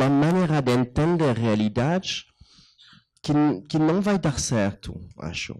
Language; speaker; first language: Portuguese; non-native, learner; French